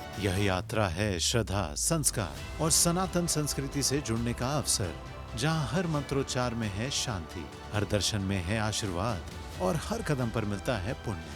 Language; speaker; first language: Hindi; non-native, local second language; Morisyen